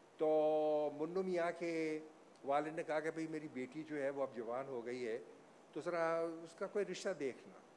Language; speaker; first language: Urdu; native; Urdu